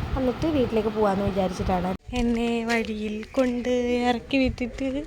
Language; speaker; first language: Malayalam; native; Malayalam